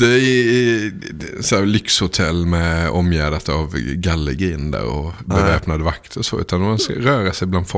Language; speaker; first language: Swedish; native; Swedish